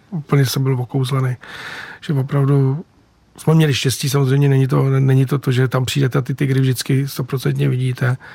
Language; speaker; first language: Czech; native; Czech